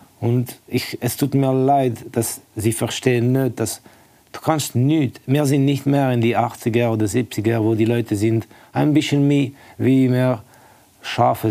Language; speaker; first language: German; non-native, fluent; Estonian